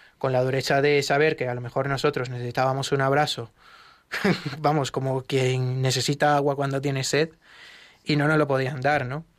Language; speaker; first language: Spanish; native; Spanish